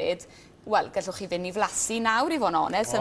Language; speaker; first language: Welsh; native; Welsh